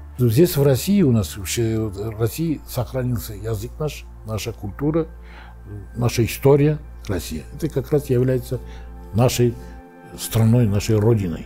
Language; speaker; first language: Russian; non-native, local second language; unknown